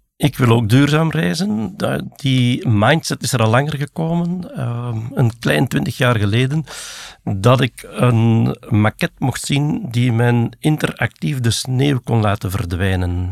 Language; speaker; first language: Dutch; native; Dutch